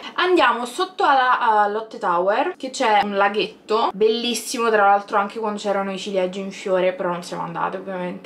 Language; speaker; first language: Italian; native; Italian